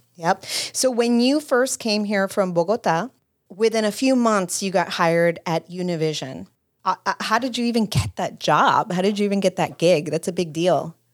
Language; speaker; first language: English; native; English